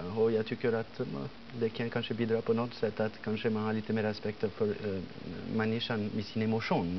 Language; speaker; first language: Swedish; non-native, fluent; French